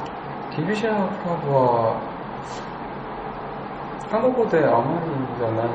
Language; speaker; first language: Japanese; non-native, learner; Korean